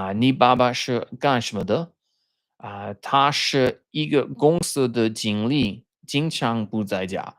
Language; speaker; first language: Chinese; non-native, learner; English